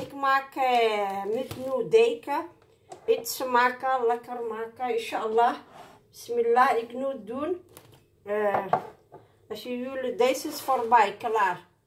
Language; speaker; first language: Dutch; non-native, learner; Somali